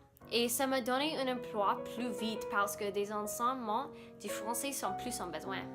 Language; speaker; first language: French; non-native, local second language; English